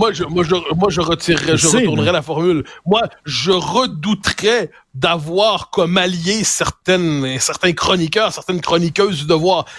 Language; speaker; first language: French; native; French